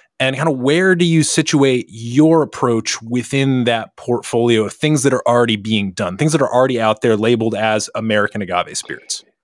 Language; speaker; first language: English; native; English